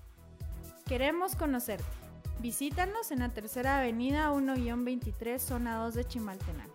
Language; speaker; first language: Spanish; native; Spanish